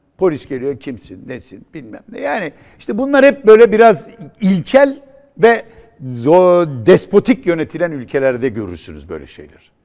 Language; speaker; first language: Turkish; native; Turkish